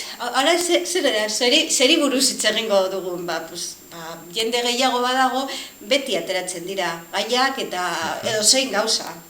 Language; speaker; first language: Basque; non-native, local second language; Spanish